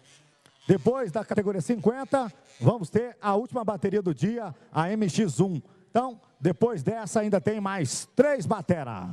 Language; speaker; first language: Portuguese; native; Portuguese